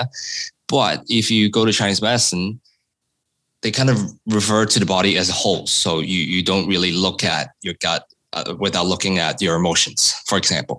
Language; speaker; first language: English; non-native, local second language; Cantonese